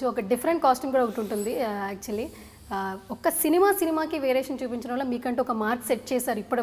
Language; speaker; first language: Telugu; native; Telugu